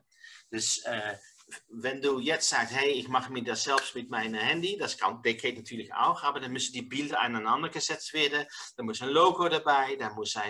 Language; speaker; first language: German; non-native, learner; Dutch